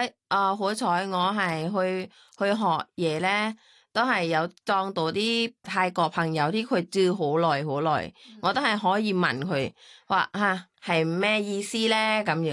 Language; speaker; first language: Cantonese; non-native, learner; Thai